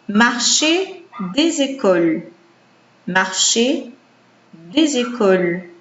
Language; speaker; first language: French; non-native, fluent; Portuguese